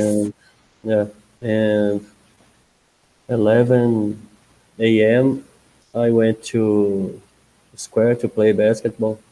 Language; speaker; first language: English; non-native, learner; Portuguese